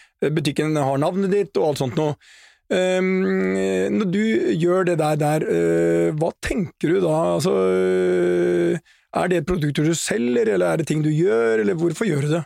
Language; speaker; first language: Norwegian; native; Norwegian